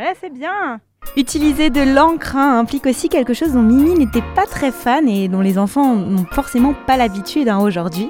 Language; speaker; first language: French; native; French